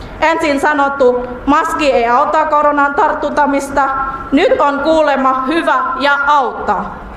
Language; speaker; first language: Finnish; non-native, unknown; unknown